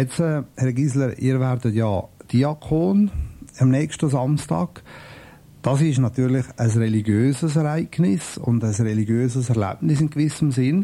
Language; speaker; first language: German; native; German